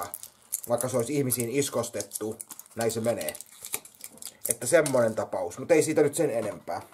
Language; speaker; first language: Finnish; native; Finnish